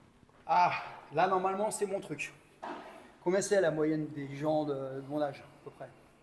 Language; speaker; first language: French; native; French